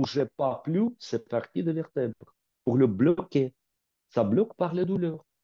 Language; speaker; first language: French; non-native, fluent; Russian